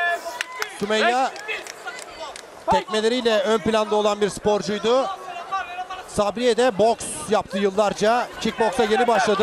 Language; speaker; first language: Turkish; native; Turkish